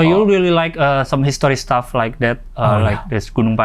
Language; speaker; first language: English; non-native, fluent; Indonesian